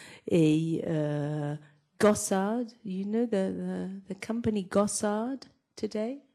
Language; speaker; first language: English; native; English